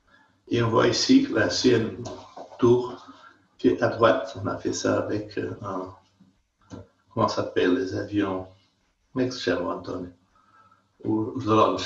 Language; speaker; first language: French; non-native, fluent; Portuguese